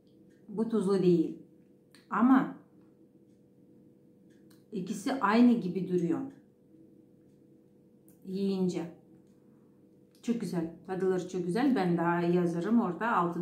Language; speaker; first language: Turkish; non-native, learner; Russian